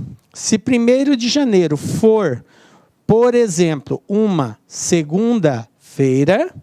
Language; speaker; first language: Portuguese; native; Portuguese